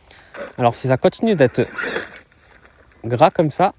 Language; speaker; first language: French; native; French